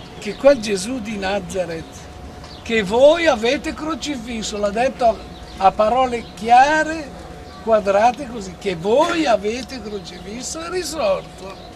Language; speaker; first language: Italian; native; Italian